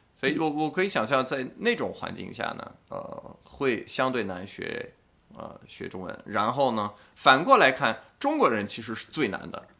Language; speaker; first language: Chinese; non-native, fluent; French